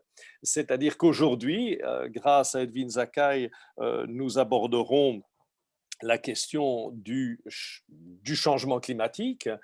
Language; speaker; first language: French; native; French